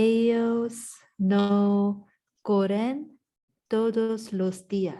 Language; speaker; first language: Spanish; non-native, learner; English